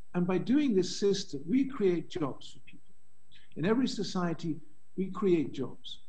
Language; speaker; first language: English; native; English